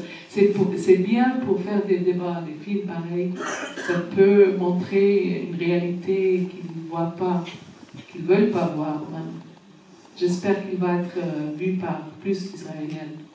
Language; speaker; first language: French; non-native, fluent; Arabic